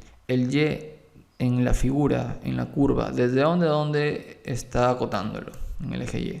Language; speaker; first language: Spanish; native; Spanish